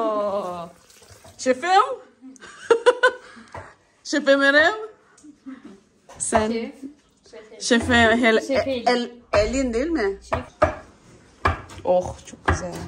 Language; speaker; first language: Turkish; non-native, learner; Filipino